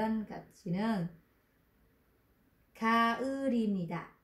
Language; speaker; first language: Korean; non-native, fluent; Vietnamese